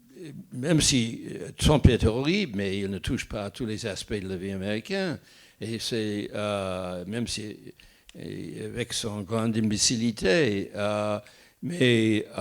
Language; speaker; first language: French; non-native, fluent; English